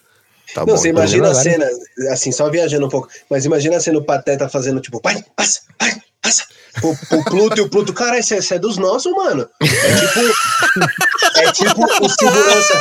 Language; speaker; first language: Portuguese; native; Portuguese